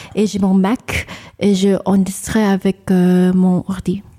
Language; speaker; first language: French; non-native, learner; English